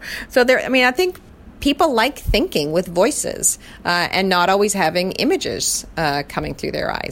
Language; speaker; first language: English; native; English